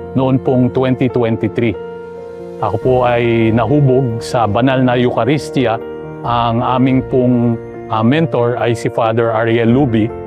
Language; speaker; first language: Filipino; native; Filipino